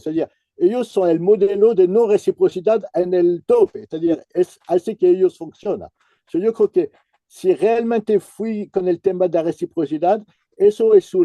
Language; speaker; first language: Spanish; non-native, fluent; French